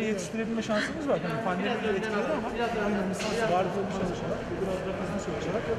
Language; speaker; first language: Turkish; native; Turkish